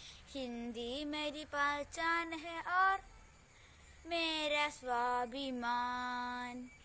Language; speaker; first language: Hindi; non-native, local second language; Malayalam